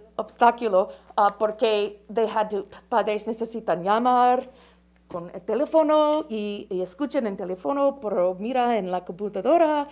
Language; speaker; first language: Spanish; non-native, learner; English